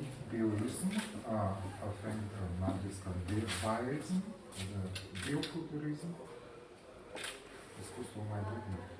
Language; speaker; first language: Ukrainian; non-native, local second language; Russian